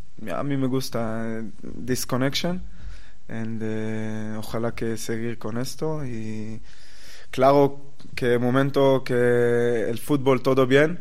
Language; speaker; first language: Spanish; non-native, learner; Hebrew